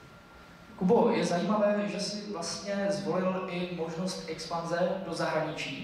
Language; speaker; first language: Czech; native; Czech